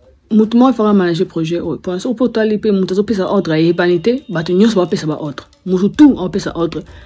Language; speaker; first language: French; non-native, fluent; English